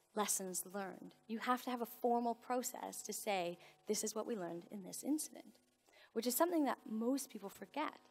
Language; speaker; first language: English; native; English